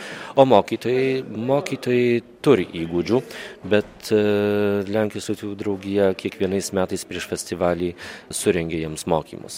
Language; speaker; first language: Lithuanian; native; Lithuanian